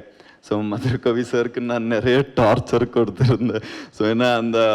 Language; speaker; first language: Tamil; non-native, learner; Kannada